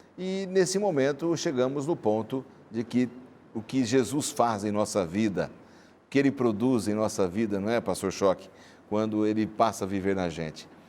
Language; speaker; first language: Portuguese; native; Portuguese